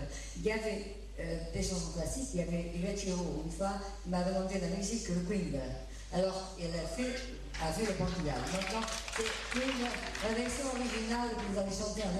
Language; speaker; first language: French; non-native, fluent; Portuguese